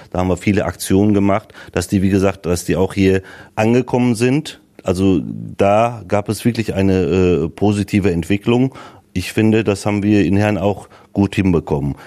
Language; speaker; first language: German; early bilingual, other home language; Turkish